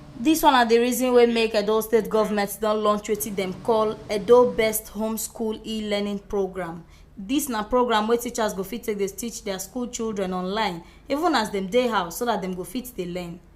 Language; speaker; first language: Nigerian Pidgin; native; Nigerian Pidgin